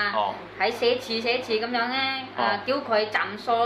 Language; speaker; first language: Chinese; non-native, learner; Indonesian